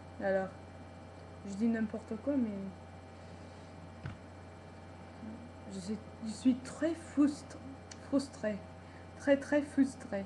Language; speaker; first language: French; non-native, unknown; English